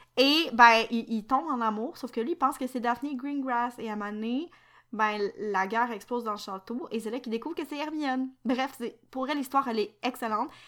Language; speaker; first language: French; native; French